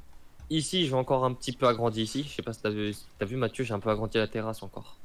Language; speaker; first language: French; native; French